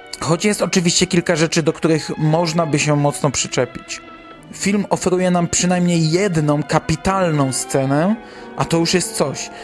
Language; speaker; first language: Polish; native; Polish